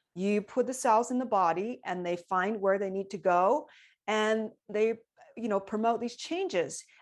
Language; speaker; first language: English; non-native, fluent; Chinese